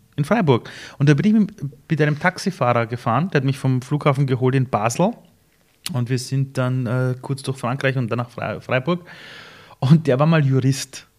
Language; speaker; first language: German; early bilingual, other home language; Persian